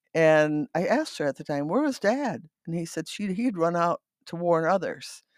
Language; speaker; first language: English; non-native, fluent; Dutch